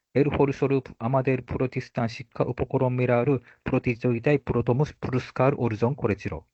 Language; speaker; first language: Bangla; non-native, fluent; Japanese